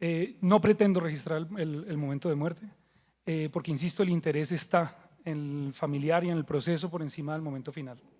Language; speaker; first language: Spanish; native; Spanish